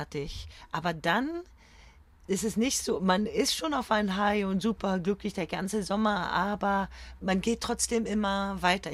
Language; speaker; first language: German; early bilingual, other home language; French